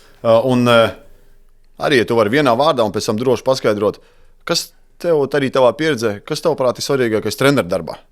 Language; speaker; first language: Latvian; native; Latvian